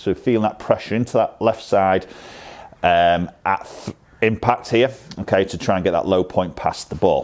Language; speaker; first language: English; native; English